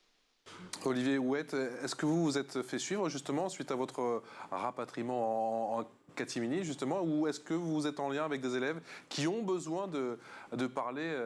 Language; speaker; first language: French; native; French